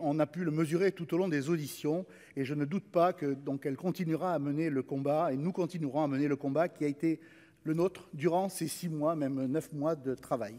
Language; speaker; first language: French; native; French